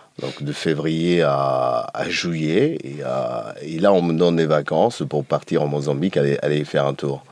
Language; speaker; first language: French; non-native, fluent; Portuguese